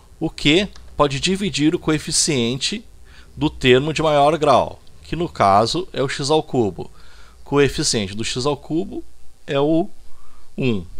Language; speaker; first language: Portuguese; native; Portuguese